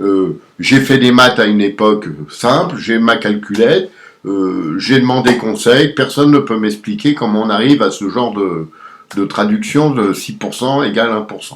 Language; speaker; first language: French; native; French